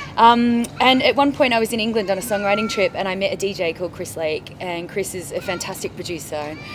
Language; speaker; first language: English; native; English